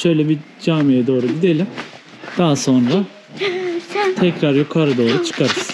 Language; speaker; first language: Turkish; native; Turkish